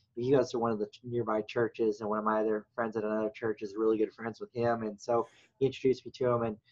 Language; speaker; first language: English; native; English